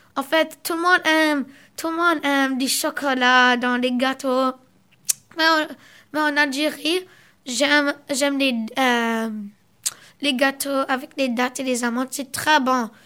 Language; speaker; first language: French; early bilingual, other home language; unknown